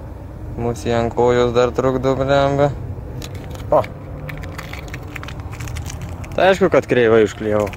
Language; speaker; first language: Lithuanian; native; Lithuanian